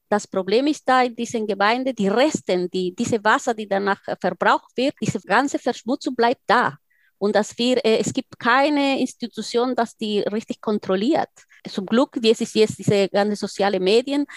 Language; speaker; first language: German; non-native, fluent; Spanish